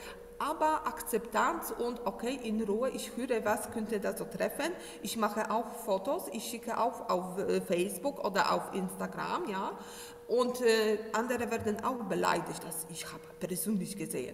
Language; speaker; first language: German; non-native, learner; Polish